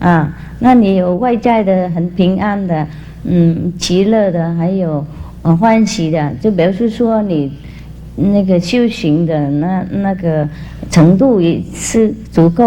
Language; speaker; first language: Chinese; non-native, fluent; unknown